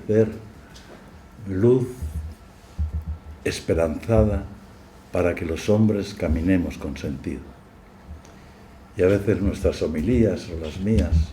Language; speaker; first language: Spanish; native; Spanish